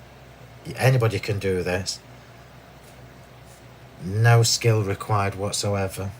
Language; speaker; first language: English; native; English